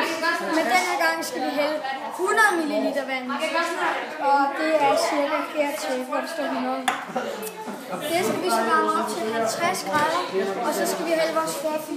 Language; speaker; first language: Danish; native; Danish